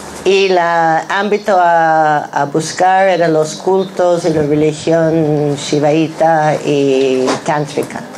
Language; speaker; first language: Spanish; non-native, fluent; English